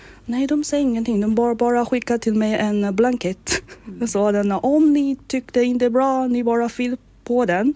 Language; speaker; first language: Swedish; non-native, learner; Chinese